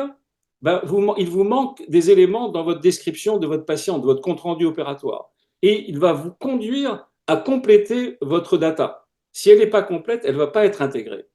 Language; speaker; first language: French; native; French